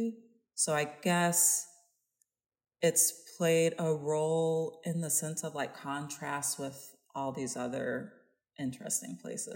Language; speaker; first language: English; native; English